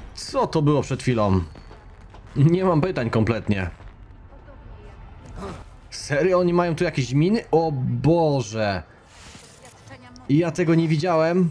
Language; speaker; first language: Polish; native; Polish